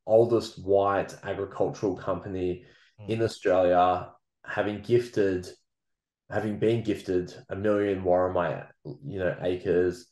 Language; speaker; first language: English; native; English